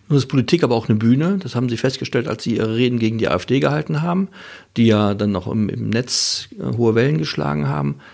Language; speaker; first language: German; native; German